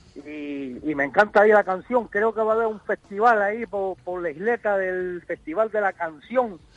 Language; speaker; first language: Spanish; native; Spanish